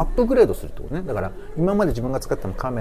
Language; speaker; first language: Japanese; native; Japanese